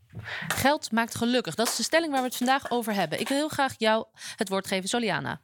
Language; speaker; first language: Dutch; native; Dutch